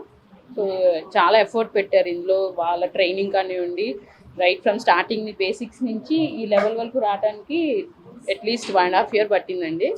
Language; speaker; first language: Telugu; native; Telugu